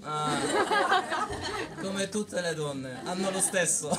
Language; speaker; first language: Italian; non-native, learner; Polish